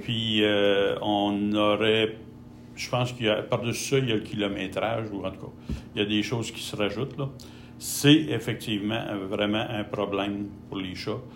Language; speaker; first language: French; native; French